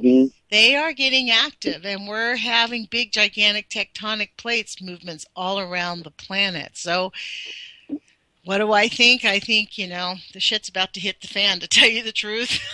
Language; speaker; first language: English; native; English